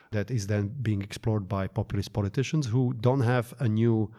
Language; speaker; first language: English; non-native, fluent; Slovak